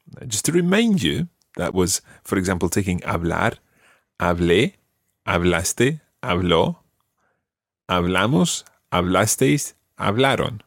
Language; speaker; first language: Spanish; non-native, fluent; English